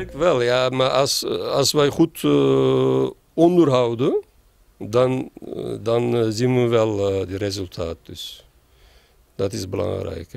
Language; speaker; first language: Dutch; non-native, learner; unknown